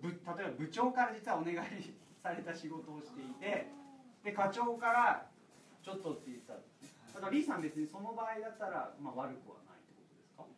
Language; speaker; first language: Japanese; native; Japanese